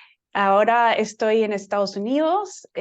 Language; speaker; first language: Spanish; non-native, fluent; English